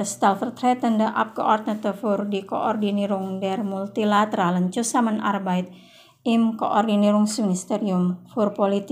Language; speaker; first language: German; non-native, fluent; Indonesian